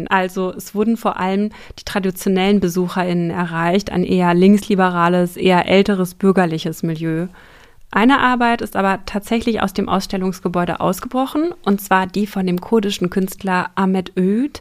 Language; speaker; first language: German; native; German